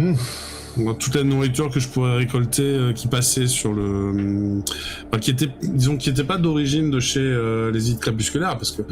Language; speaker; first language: French; native; French